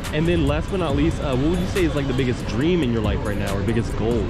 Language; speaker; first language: English; native; English